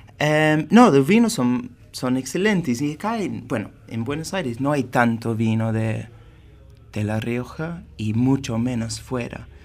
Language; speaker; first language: Spanish; non-native, fluent; English